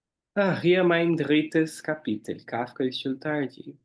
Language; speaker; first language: German; non-native, fluent; Portuguese